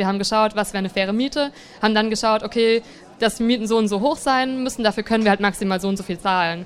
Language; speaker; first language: German; native; German